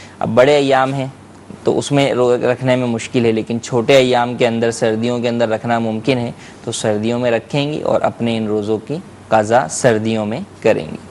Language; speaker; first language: Urdu; native; Urdu